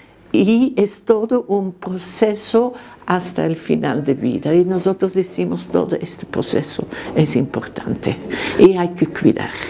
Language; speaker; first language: Spanish; non-native, fluent; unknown